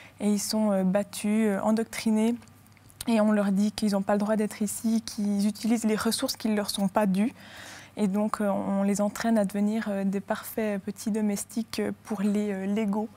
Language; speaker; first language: French; native; French